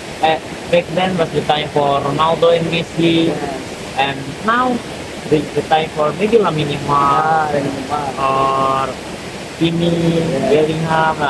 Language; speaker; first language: English; non-native, learner; Indonesian